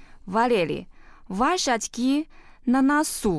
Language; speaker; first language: Russian; non-native, fluent; Chinese